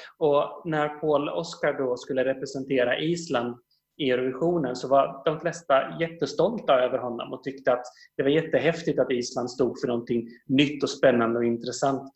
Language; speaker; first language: Swedish; native; Swedish